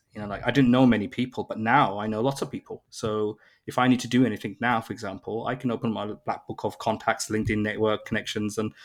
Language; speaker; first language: English; native; English